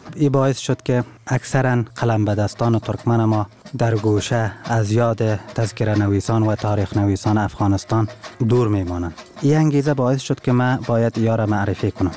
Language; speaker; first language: Persian; non-native, local second language; Turkmen